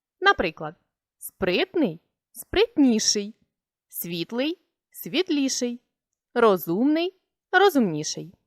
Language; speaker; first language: Ukrainian; native; Ukrainian